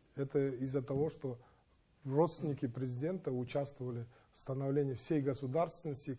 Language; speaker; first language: Russian; non-native, local second language; Kazakh